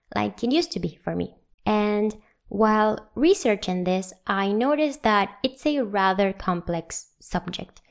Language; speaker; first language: English; non-native, fluent; Spanish